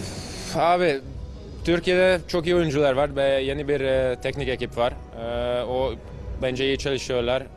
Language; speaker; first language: Turkish; non-native, learner; Hungarian